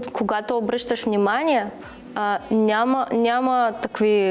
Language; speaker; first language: Bulgarian; non-native, learner; Russian